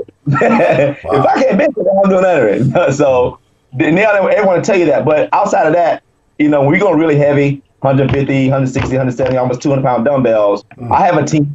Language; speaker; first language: English; native; English